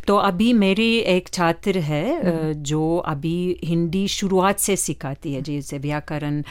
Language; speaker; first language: Hindi; non-native, fluent; Lithuanian